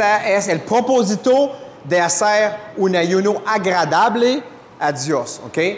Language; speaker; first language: Spanish; non-native, fluent; French